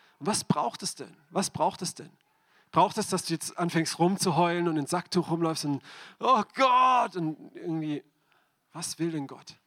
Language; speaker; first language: German; native; German